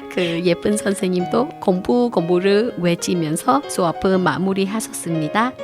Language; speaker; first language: Korean; non-native, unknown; Vietnamese